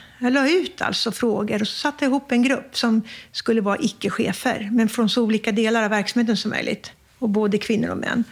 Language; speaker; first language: Swedish; native; Swedish